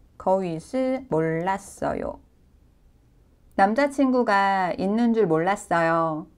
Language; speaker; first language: Korean; non-native, fluent; Chinese